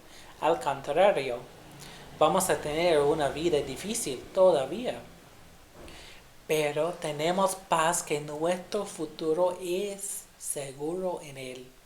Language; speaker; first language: Spanish; non-native, fluent; English